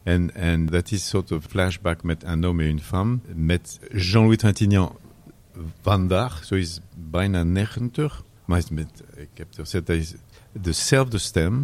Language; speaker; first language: Dutch; non-native, learner; French